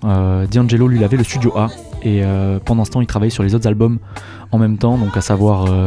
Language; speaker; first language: French; native; French